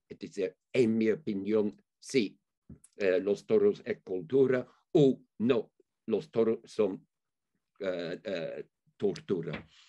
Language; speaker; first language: Spanish; non-native, fluent; English